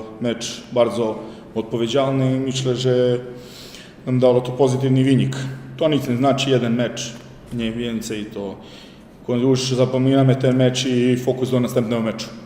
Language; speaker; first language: Polish; non-native, learner; Serbian